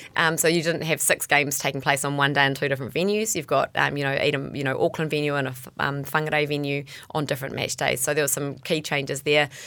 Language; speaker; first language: English; native; English